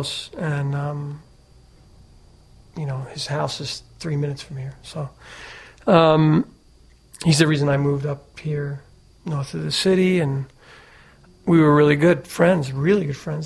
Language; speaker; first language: English; native; English